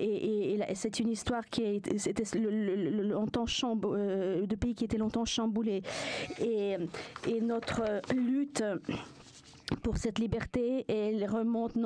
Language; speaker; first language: French; non-native, fluent; Ukrainian